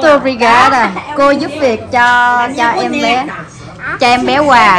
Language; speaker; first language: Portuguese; non-native, learner; Vietnamese